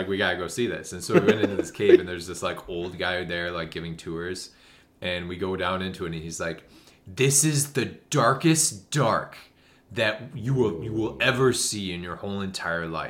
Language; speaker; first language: English; native; English